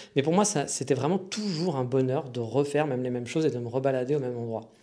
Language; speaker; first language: French; native; French